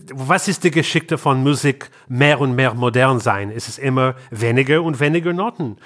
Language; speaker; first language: German; non-native, learner; English